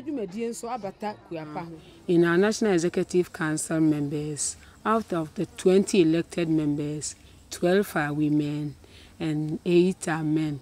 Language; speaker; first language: English; non-native, local second language; Akan